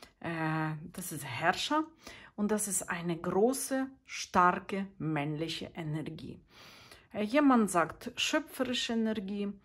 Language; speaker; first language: German; non-native, fluent; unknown